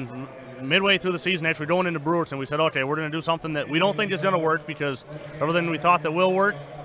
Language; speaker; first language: English; native; English